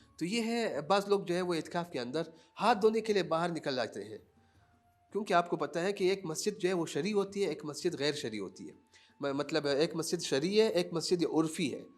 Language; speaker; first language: Urdu; non-native, local second language; Pashto